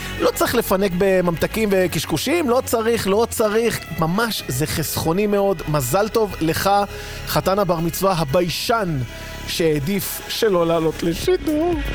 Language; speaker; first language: Hebrew; native; Hebrew